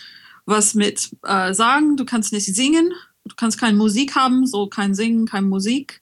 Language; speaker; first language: German; non-native, learner; French